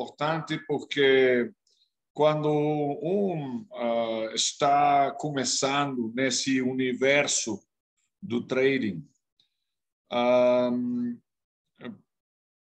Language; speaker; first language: Portuguese; non-native, fluent; Spanish